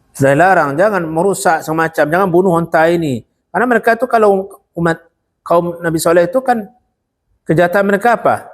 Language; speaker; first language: Malay; non-native, local second language; Minangkabau